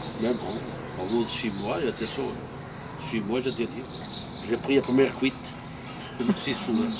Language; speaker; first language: French; non-native, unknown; Portuguese